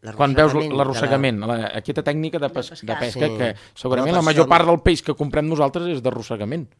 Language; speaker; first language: Catalan; native; Catalan